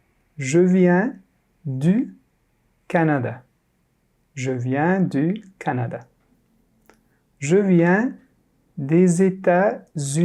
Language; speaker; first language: French; non-native, fluent; Turkish